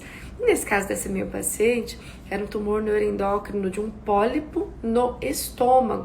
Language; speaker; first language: Portuguese; native; Portuguese